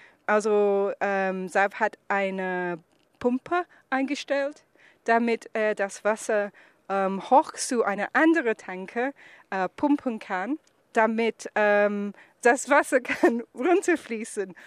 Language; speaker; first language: German; non-native, learner; English